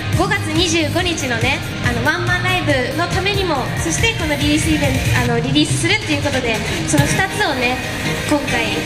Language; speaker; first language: Japanese; native; Japanese